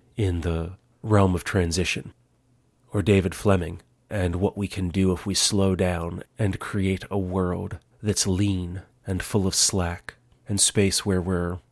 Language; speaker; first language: English; native; English